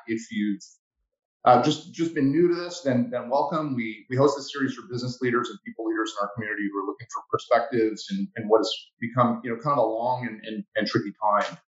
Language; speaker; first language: English; native; English